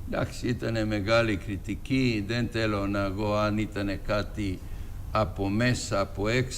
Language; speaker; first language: Greek; non-native, fluent; Serbian